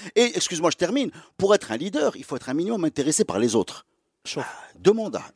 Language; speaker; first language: French; non-native, local second language; Arabic